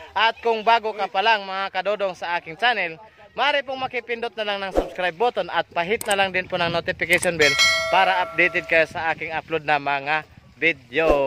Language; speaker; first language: Filipino; non-native, local second language; Masbatenyo